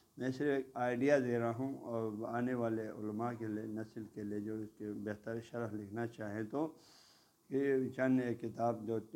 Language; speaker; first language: Urdu; non-native, local second language; Balti